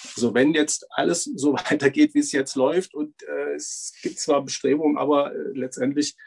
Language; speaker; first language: German; native; German